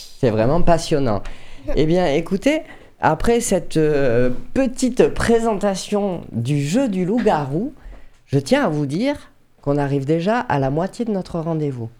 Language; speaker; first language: French; native; French